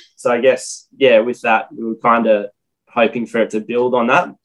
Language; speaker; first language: English; native; English